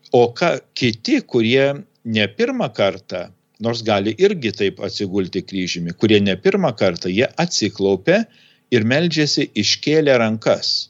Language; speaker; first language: Lithuanian; native; Lithuanian